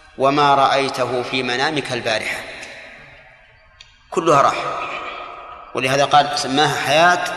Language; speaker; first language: Arabic; native; Arabic